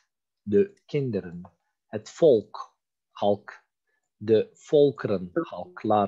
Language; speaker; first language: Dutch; non-native, fluent; Turkish